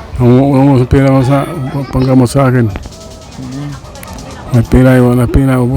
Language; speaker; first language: Filipino; non-native, local second language; Cebuano